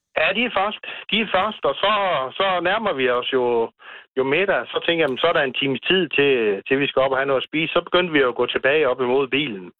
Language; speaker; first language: Danish; native; Danish